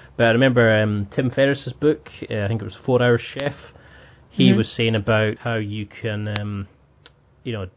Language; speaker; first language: English; native; English